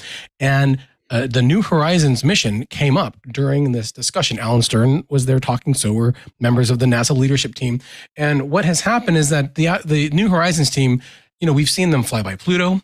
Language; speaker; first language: English; native; English